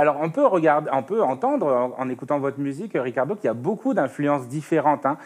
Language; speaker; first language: French; native; French